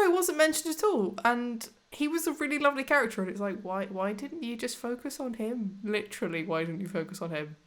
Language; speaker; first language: English; native; English